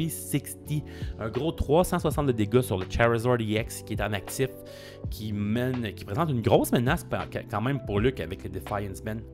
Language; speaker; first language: French; native; French